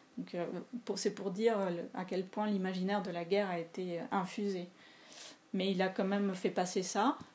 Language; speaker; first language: French; non-native, fluent; Spanish